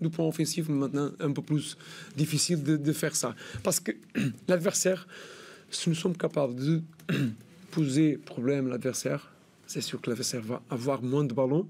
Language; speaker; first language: French; non-native, learner; Portuguese